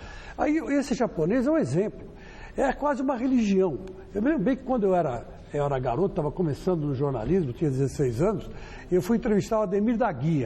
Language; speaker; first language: Portuguese; native; Portuguese